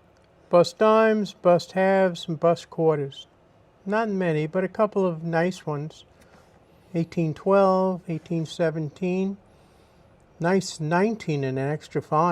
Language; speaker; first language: English; native; English